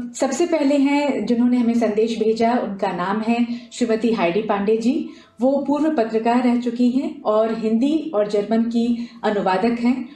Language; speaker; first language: Hindi; native; Hindi